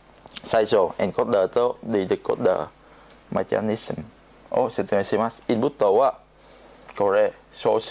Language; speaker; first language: Japanese; non-native, learner; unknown